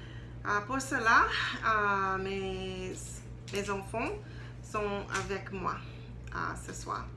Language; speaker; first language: French; non-native, learner; English